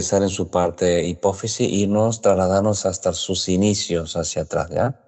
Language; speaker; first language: Spanish; native; Spanish